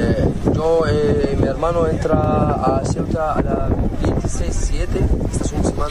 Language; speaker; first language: Spanish; non-native, learner; Arabic